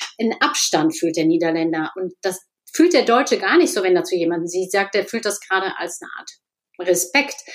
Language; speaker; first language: German; native; German